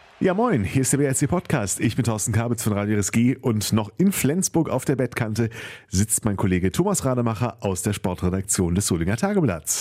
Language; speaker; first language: German; native; German